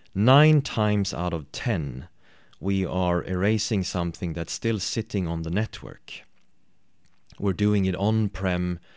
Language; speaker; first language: English; non-native, fluent; Swedish